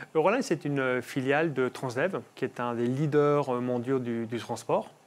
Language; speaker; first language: French; non-native, fluent; Spanish